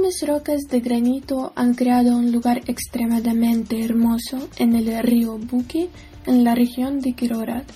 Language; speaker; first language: Spanish; non-native, learner; Ukrainian